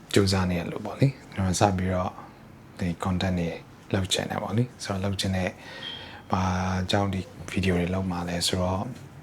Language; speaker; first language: Burmese; early bilingual, heritage; Burmese